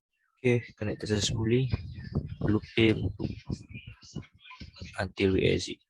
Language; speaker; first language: English; non-native, local second language; Malay